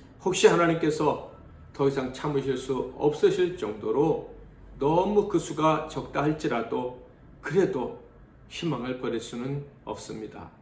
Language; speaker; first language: Korean; native; Korean